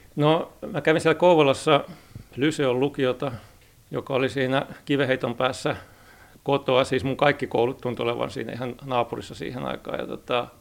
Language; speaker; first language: Finnish; native; Finnish